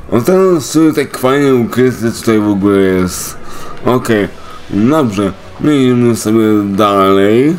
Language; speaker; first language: Polish; native; Polish